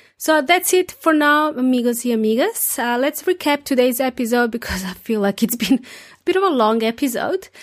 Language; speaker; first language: English; non-native, fluent; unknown